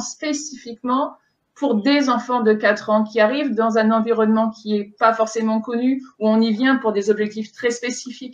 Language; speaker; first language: French; native; French